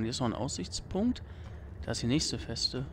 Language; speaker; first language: German; native; German